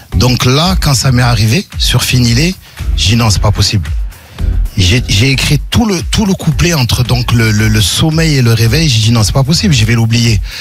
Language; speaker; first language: French; native; French